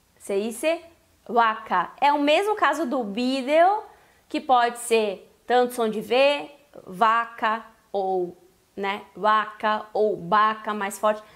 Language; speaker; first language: Portuguese; native; Portuguese